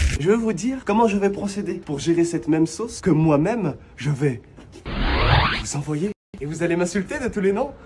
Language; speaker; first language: French; native; French